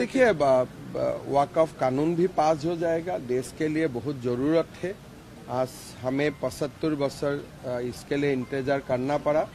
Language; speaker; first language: Hindi; non-native, local second language; Assamese